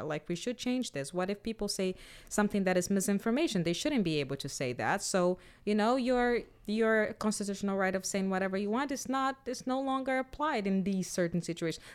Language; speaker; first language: English; non-native, fluent; Portuguese